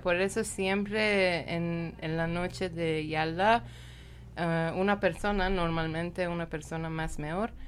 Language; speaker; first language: Spanish; non-native, learner; Persian